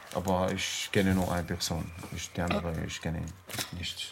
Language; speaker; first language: German; non-native, learner; Arabic